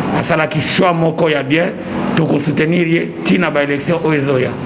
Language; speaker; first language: Lingala; non-native, local second language; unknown